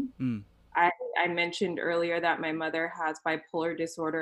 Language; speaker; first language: English; native; English